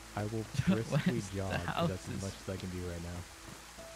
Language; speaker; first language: English; native; English